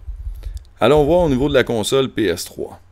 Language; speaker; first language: French; native; French